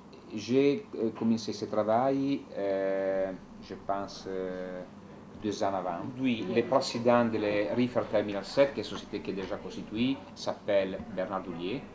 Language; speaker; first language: French; non-native, learner; Italian